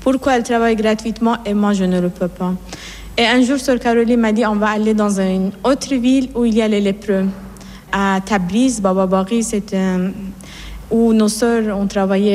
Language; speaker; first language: French; non-native, fluent; Persian